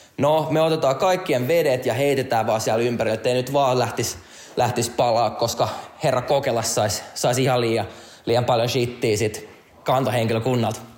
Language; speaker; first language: Finnish; non-native, local second language; Swedish